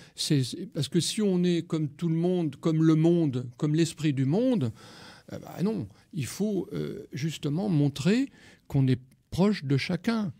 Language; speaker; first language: French; native; French